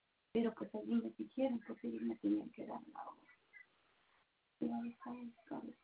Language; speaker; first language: Spanish; native; Spanish